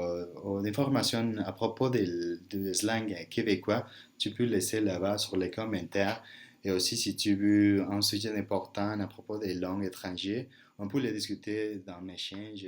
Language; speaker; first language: French; non-native, learner; Spanish